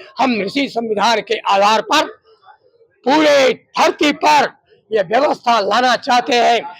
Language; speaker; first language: Hindi; native; Hindi